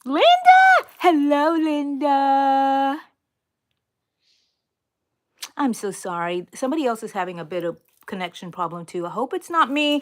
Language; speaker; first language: English; native; English